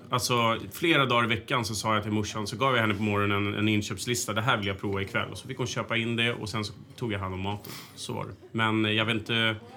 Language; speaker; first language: Swedish; native; Swedish